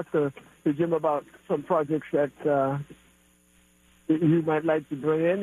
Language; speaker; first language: English; native; English